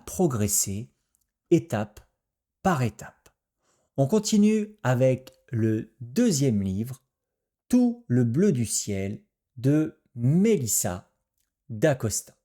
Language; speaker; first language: French; native; French